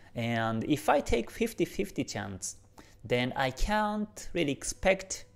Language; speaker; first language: English; non-native, fluent; Japanese